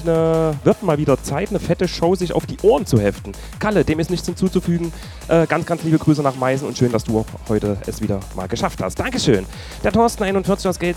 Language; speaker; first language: German; native; German